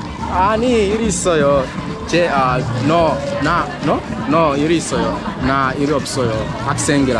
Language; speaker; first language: Korean; non-native, learner; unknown